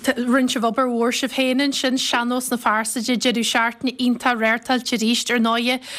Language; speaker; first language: Irish; native; Irish